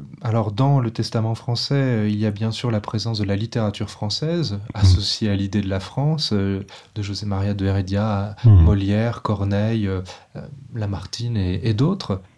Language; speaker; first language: French; native; French